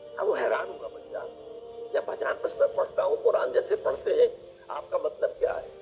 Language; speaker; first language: Urdu; native; Urdu